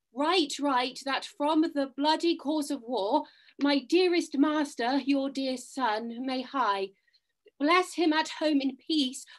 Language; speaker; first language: English; native; English